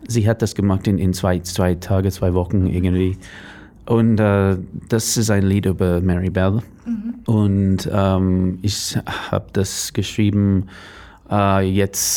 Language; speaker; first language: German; non-native, learner; English